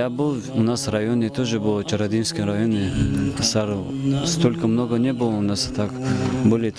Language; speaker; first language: Russian; non-native, local second language; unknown